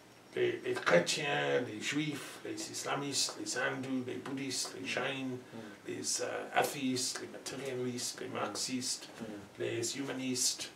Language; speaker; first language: French; non-native, learner; English